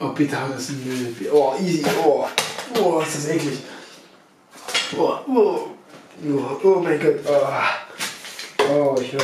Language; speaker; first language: German; native; German